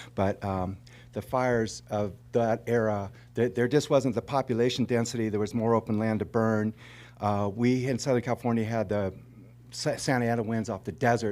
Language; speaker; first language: English; native; English